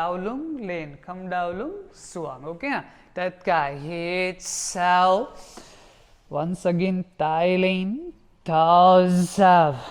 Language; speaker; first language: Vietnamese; non-native, learner; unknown